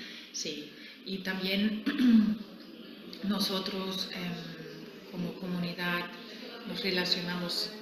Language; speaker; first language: Spanish; non-native, fluent; German